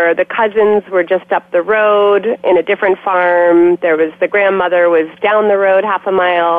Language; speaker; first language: English; native; English